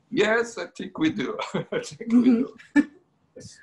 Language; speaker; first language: English; non-native, fluent; Portuguese